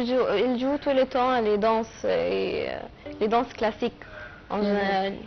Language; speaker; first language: French; non-native, learner; Arabic